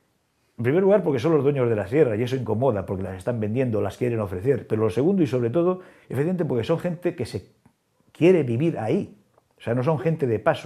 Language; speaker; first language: Spanish; native; Spanish